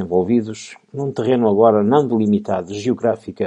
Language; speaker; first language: Portuguese; native; Portuguese